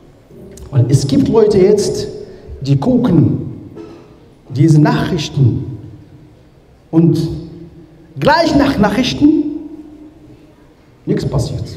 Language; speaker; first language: German; non-native, learner; Arabic